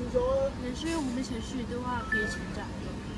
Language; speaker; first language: Chinese; non-native, learner; Lao